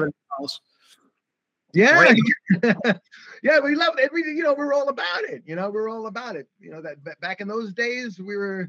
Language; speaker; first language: English; native; English